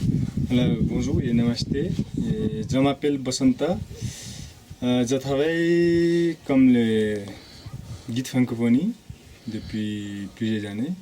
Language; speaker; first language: French; non-native, fluent; Nepali